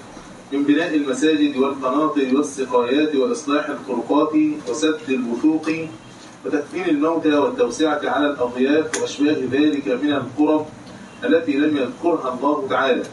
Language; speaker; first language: Arabic; native; Arabic